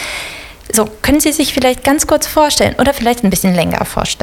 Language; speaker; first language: German; native; German